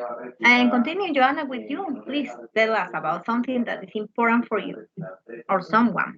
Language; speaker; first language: English; non-native, fluent; Spanish